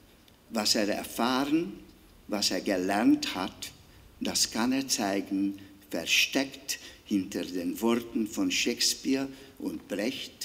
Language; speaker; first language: German; non-native, fluent; Hungarian